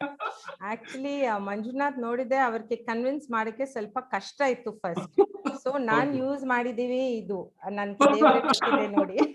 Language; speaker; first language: Kannada; non-native, fluent; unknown